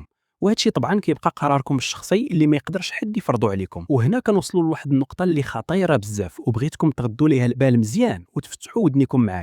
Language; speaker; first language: Arabic; native; Arabic